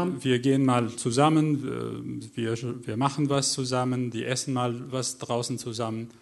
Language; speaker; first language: German; non-native, fluent; Arabic